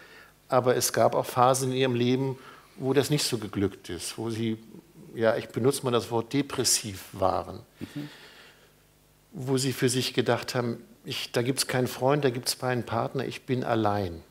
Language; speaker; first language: German; native; German